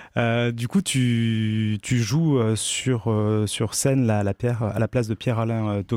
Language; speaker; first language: French; native; French